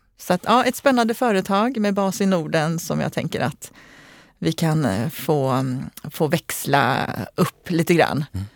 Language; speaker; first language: Swedish; early bilingual, other home language; Hungarian